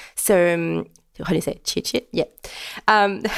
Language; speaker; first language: English; non-native, fluent; French